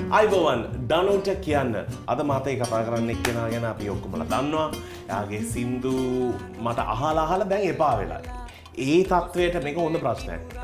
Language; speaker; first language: Sinhala; non-native, local second language; Tamil